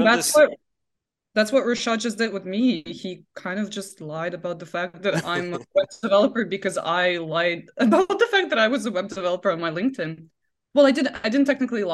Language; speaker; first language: English; non-native, fluent; Russian